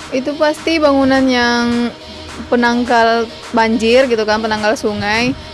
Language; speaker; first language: Indonesian; native; Indonesian